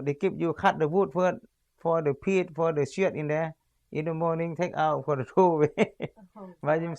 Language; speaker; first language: English; non-native, learner; Lao